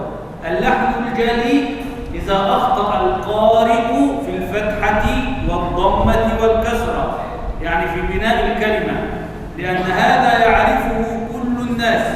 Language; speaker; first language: Arabic; native; Arabic